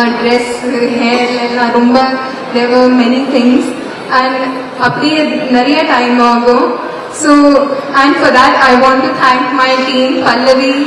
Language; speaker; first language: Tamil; non-native, learner; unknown